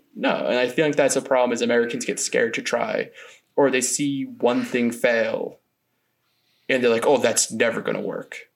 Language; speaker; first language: English; native; English